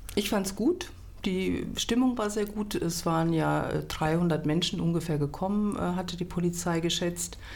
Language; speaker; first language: German; native; German